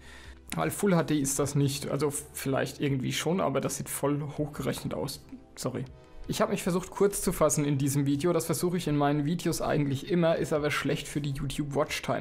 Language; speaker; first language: German; native; German